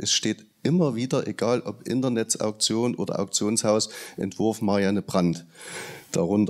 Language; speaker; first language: German; native; German